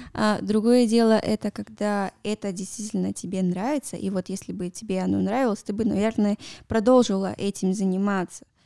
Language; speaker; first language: Russian; non-native, fluent; Spanish